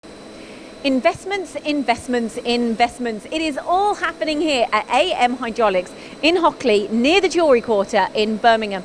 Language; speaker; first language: English; native; English